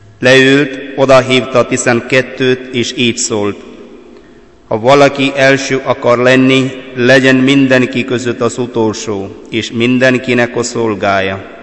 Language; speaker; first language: Hungarian; non-native, fluent; Malayalam